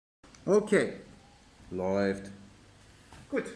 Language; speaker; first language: German; non-native, fluent; English